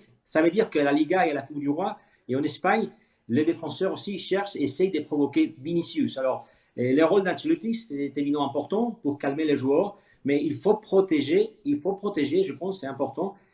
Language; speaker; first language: French; non-native, fluent; Spanish